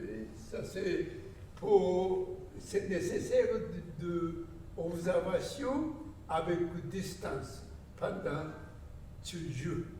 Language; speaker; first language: French; non-native, learner; Japanese